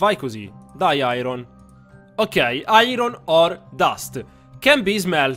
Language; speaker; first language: Italian; native; Italian